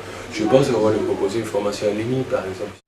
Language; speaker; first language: French; native; French